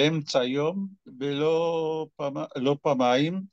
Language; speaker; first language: Hebrew; non-native, fluent; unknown